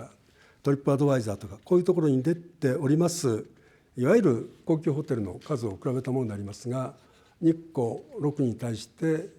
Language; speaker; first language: Japanese; native; Japanese